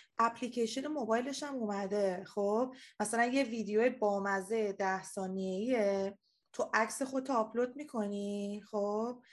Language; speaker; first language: Persian; native; Persian